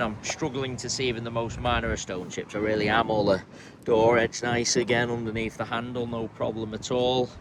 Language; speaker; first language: English; native; English